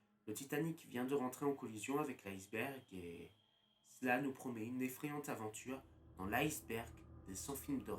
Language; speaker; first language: French; native; French